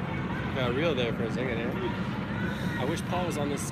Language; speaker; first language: English; native; English